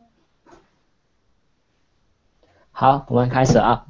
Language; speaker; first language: Chinese; non-native, local second language; Cantonese